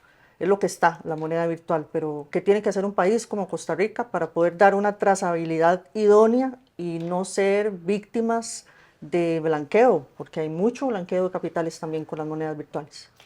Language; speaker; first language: Spanish; native; Spanish